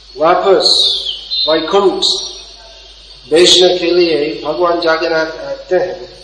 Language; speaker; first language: Hindi; non-native, fluent; English